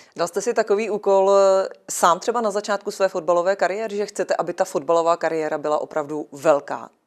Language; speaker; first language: Czech; native; Czech